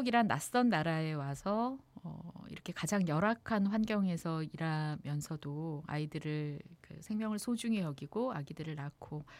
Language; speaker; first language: Korean; native; Korean